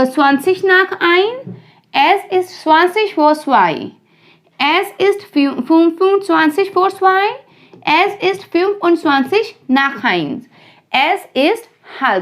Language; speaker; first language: German; non-native, fluent; Hindi